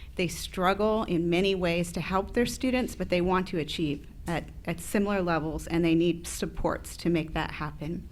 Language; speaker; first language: English; early bilingual, other home language; Spanish